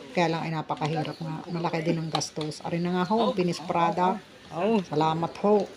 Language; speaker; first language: Filipino; native; Filipino